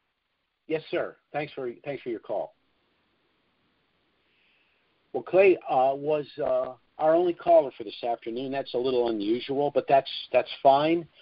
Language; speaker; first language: English; native; English